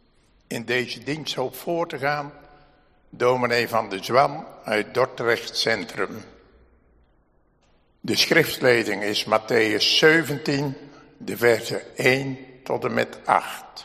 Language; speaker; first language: Dutch; native; Dutch